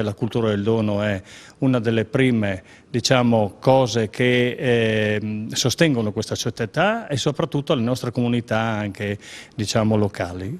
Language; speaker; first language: Italian; native; Italian